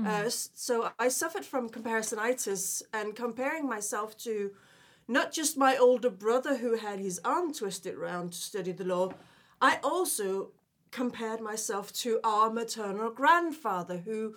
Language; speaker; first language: English; non-native, fluent; Danish